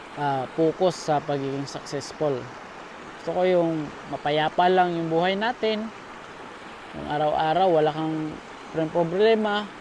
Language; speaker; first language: Filipino; non-native, local second language; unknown